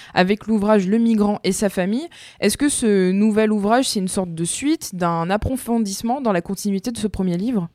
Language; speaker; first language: French; native; French